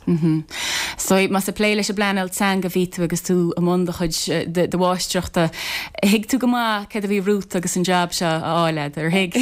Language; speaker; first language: Irish; native; Irish